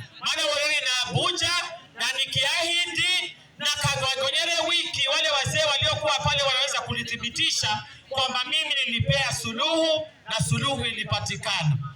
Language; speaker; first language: Swahili; non-native, local second language; Giryama